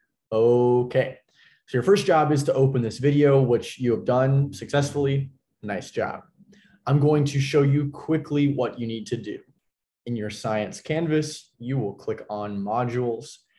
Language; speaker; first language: English; native; English